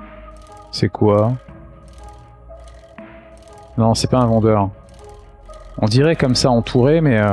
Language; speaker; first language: French; native; French